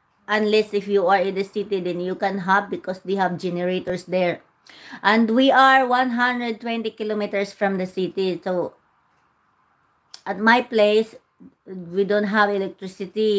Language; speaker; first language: English; non-native, local second language; Cebuano